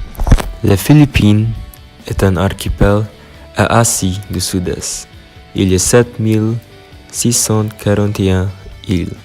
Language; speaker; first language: French; non-native, learner; Filipino